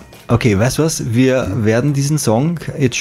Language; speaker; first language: German; native; German